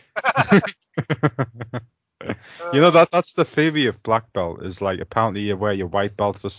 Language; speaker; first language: English; native; English